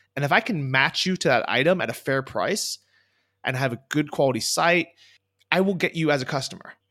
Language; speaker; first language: English; native; English